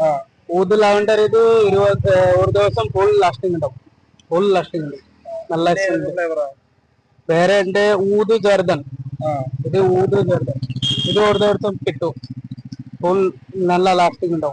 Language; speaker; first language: Malayalam; non-native, learner; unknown